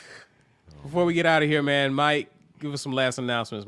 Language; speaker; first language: English; native; English